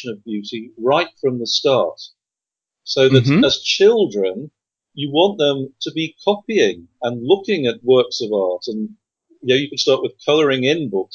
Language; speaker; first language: English; native; English